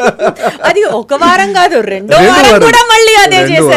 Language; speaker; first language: Telugu; native; Telugu